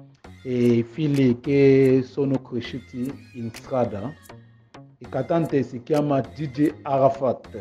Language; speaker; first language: Italian; non-native, learner; French